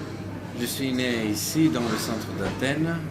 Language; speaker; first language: French; non-native, fluent; Greek